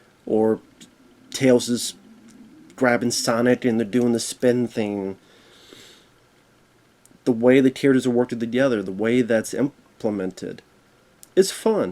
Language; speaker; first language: English; native; English